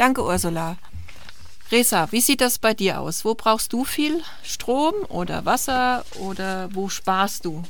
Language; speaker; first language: German; native; German